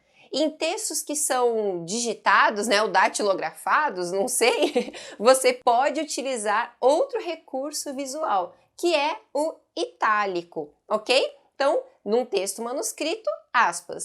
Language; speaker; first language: Portuguese; native; Portuguese